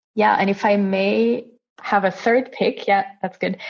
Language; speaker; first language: English; non-native, fluent; Italian